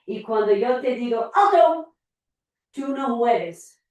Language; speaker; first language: Spanish; non-native, learner; English